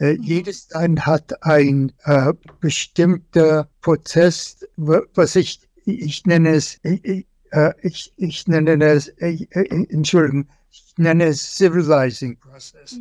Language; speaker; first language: German; non-native, fluent; English